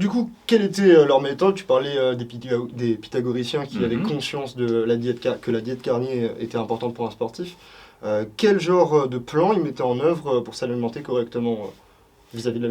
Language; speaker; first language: French; native; French